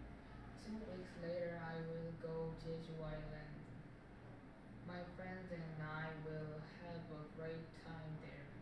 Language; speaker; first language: English; non-native, learner; Korean